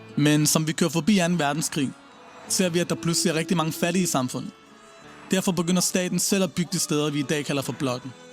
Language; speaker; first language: Danish; early bilingual, other home language; Persian